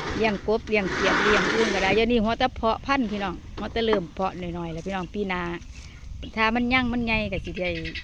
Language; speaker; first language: Thai; native; Thai